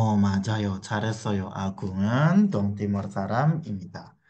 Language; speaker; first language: Korean; non-native, fluent; Indonesian